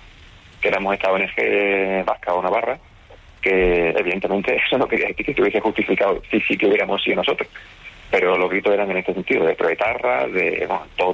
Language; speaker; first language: Spanish; native; Spanish